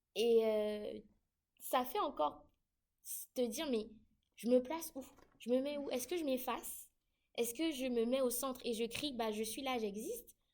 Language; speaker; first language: French; native; French